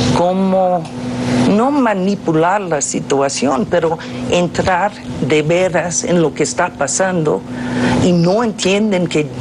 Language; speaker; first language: Spanish; non-native, fluent; English